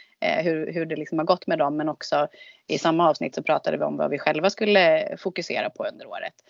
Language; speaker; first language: Swedish; native; Swedish